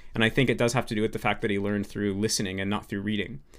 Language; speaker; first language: English; native; English